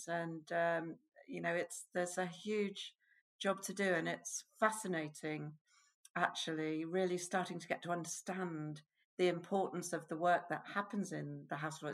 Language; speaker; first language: English; native; English